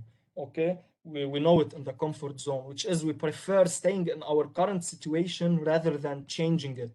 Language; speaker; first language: English; non-native, local second language; Arabic